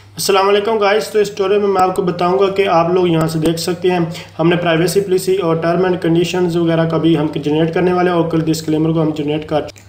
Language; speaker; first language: Urdu; non-native, local second language; Punjabi